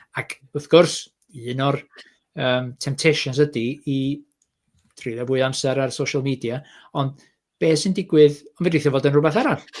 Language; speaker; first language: Welsh; native; Welsh